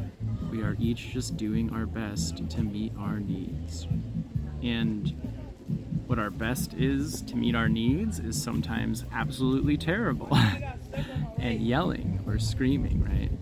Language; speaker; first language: English; native; English